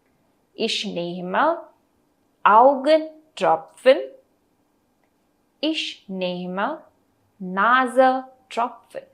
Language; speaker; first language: German; non-native, fluent; Hindi